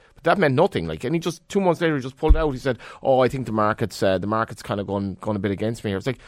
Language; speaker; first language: English; native; English